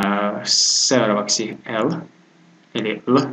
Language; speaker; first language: Finnish; non-native, fluent; Russian